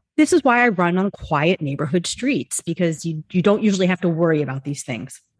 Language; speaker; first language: English; native; English